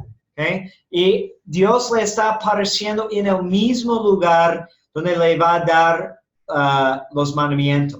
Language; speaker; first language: Spanish; non-native, fluent; English